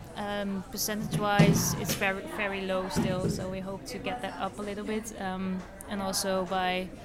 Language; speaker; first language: English; non-native, fluent; Dutch